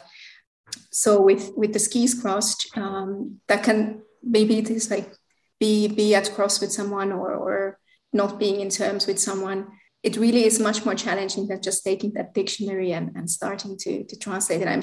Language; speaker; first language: English; non-native, fluent; Finnish